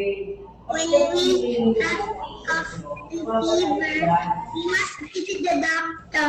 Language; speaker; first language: English; non-native, learner; Filipino